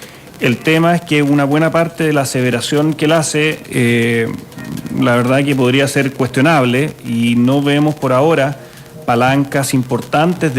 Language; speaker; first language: Spanish; native; Spanish